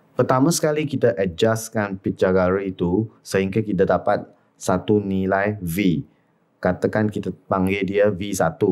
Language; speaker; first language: Malay; non-native, local second language; Chinese